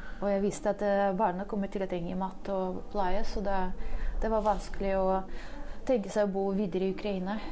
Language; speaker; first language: Norwegian; non-native, fluent; Ukrainian